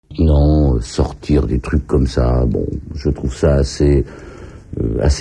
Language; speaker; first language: French; native; French